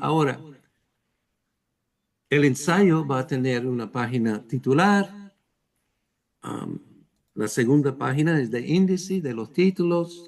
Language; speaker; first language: Spanish; non-native, fluent; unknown